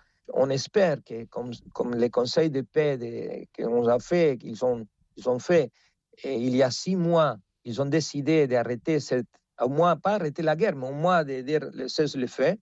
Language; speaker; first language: French; non-native, fluent; Spanish